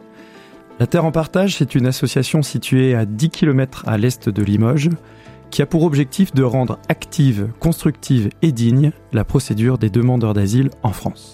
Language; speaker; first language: French; native; French